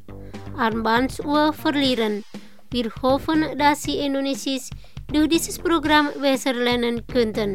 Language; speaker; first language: German; non-native, fluent; Indonesian